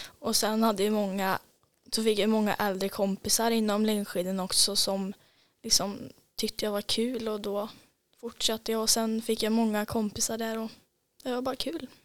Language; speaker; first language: Swedish; native; Swedish